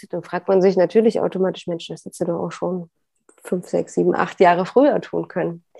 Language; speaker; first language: German; native; German